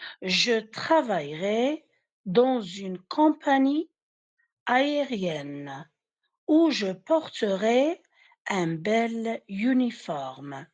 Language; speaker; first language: French; non-native, fluent; Arabic